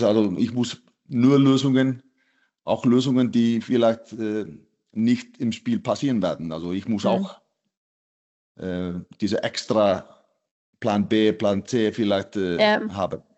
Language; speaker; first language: German; non-native, fluent; Icelandic